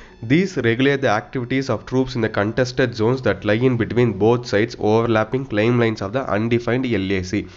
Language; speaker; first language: English; non-native, local second language; Tamil